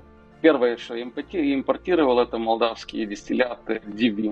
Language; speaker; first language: Russian; non-native, local second language; Romanian